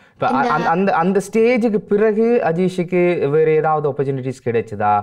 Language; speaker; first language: Tamil; native; Tamil